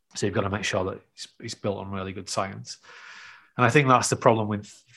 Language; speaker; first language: English; native; English